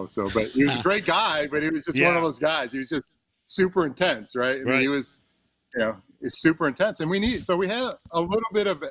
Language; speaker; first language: English; native; English